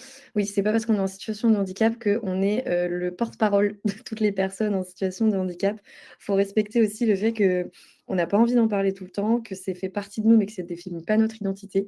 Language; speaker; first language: French; native; French